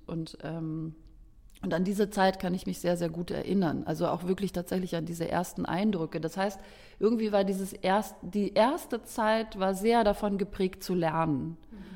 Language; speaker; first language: German; early bilingual, other home language; Lithuanian